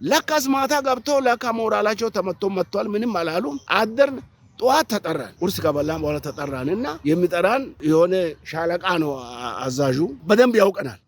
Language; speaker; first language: Amharic; non-native, local second language; Oromo